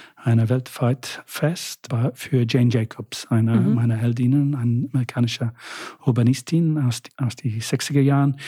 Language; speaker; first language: German; non-native, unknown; English